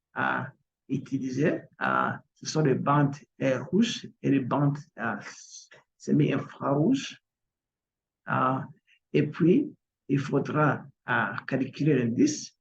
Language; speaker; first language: French; non-native, local second language; Kinyarwanda